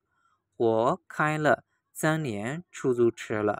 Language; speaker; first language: Chinese; non-native, fluent; Burmese